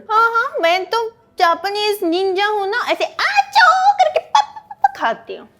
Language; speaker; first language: Hindi; non-native, fluent; Japanese